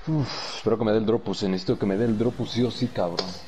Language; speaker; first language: Spanish; native; Spanish